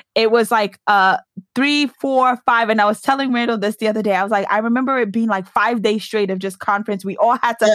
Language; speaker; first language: English; early bilingual, other home language; Yoruba